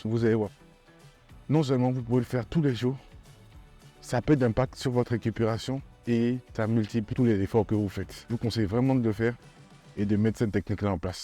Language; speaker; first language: French; native; French